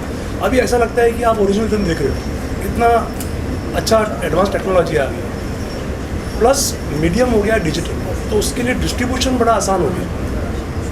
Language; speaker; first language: Hindi; non-native, local second language; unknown